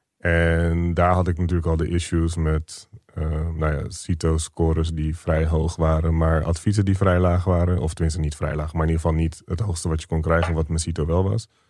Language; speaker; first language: Dutch; native; Dutch